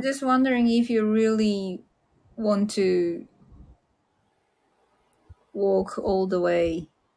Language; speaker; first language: English; non-native, fluent; Japanese